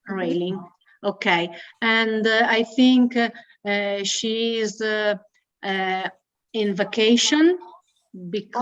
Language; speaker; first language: English; non-native, learner; Italian